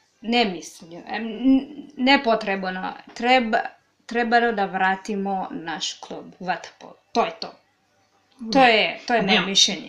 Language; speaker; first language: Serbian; non-native, learner; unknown